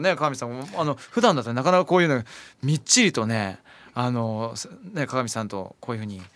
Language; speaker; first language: Japanese; native; Japanese